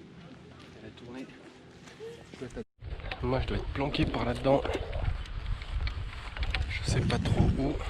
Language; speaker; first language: French; native; French